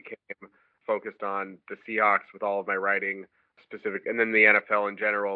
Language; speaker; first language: English; native; English